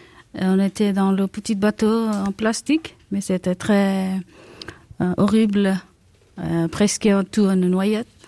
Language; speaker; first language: French; non-native, learner; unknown